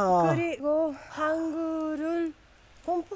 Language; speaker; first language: Korean; non-native, learner; Spanish